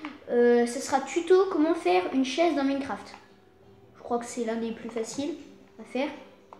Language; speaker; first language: French; native; French